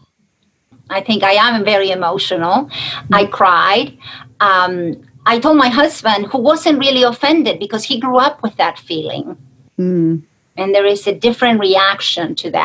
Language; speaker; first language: English; non-native, fluent; Spanish